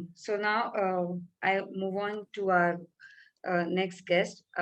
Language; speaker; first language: English; non-native, local second language; Marathi